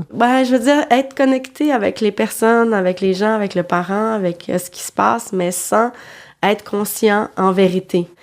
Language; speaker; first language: French; non-native, fluent; Portuguese